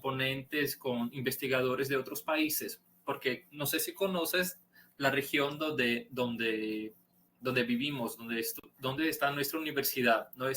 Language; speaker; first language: Spanish; non-native, fluent; Portuguese